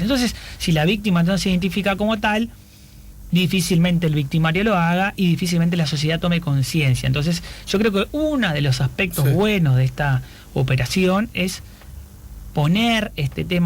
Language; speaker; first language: Spanish; native; Spanish